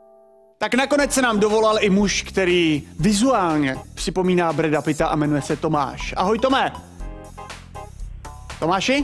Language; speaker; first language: Czech; native; Czech